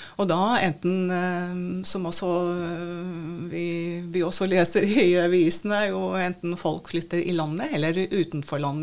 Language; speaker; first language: Norwegian; non-native, fluent; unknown